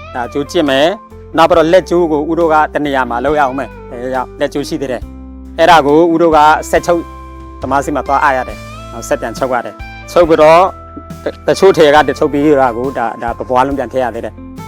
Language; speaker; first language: Burmese; non-native, local second language; S'gaw Karen